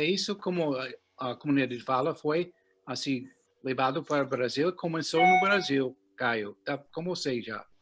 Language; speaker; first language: Portuguese; non-native, fluent; English